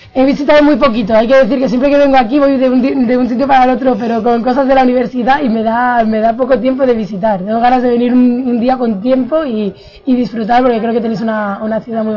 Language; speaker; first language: Spanish; native; Spanish